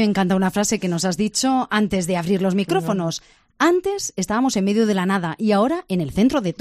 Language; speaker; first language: Spanish; native; Spanish